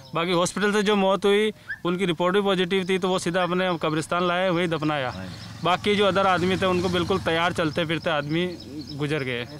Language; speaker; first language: Hindi; native; Hindi